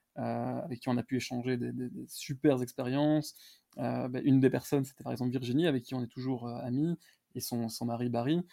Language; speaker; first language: French; native; French